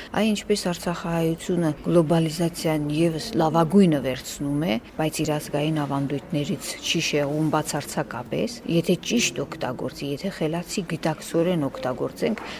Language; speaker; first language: Armenian; native; Armenian